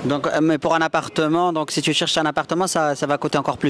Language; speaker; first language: French; native; French